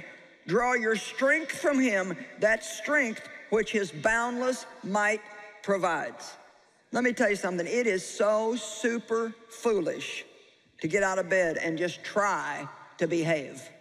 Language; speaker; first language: English; native; English